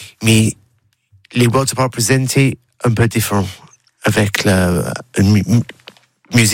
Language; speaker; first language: French; non-native, learner; English